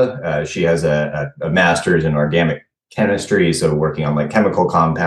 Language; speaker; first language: English; native; English